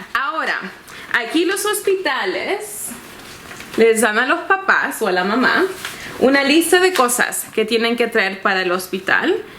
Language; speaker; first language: Spanish; early bilingual, heritage; Spanish